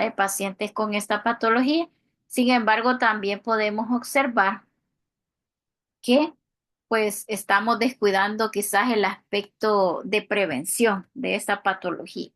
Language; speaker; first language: Spanish; native; Spanish